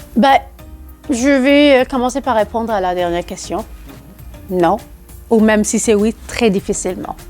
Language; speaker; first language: French; non-native, local second language; Wolof